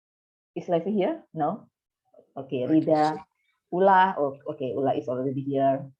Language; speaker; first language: English; non-native, fluent; Indonesian